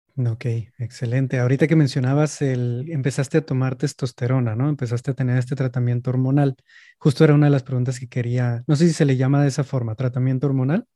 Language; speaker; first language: Spanish; native; Spanish